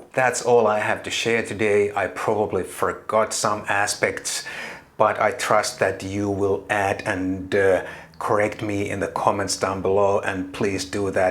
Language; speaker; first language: English; non-native, fluent; Finnish